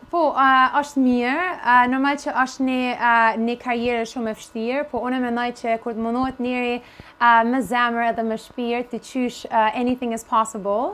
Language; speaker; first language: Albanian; early bilingual, heritage; Albanian